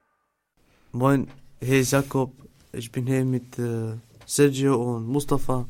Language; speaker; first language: German; non-native, learner; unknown